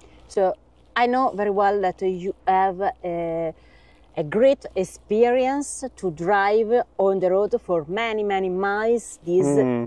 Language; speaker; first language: English; non-native, learner; Italian